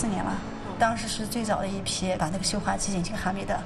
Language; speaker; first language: Chinese; native; Chinese